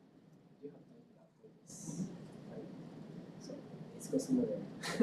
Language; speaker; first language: English; non-native, local second language; Japanese